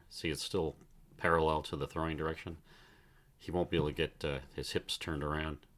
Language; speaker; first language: English; native; English